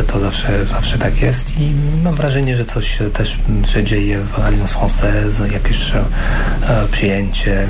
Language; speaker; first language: Polish; non-native, fluent; French